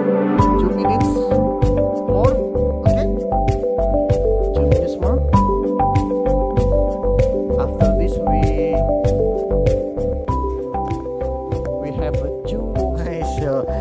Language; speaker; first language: English; non-native, fluent; Indonesian